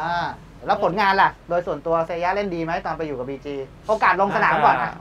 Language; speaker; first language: Thai; native; Thai